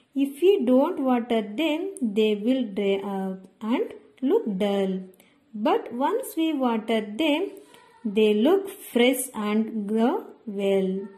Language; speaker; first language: English; non-native, local second language; Kannada